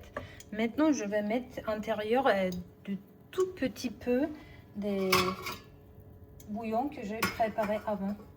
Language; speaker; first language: French; non-native, learner; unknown